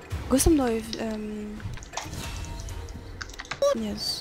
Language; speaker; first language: Russian; non-native, learner; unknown